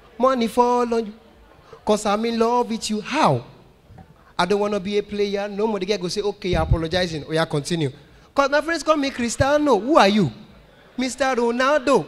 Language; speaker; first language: Nigerian Pidgin; native; Nigerian Pidgin